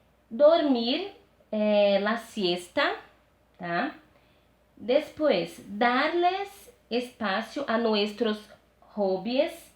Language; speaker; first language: Spanish; non-native, fluent; Portuguese